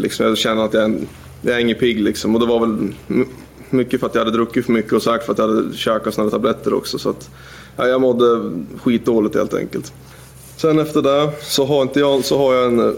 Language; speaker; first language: Swedish; native; Swedish